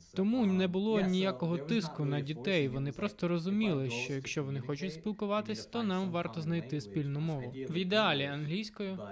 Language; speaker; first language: Ukrainian; non-native, fluent; English